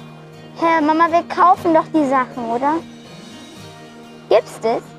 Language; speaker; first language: German; early bilingual, other home language; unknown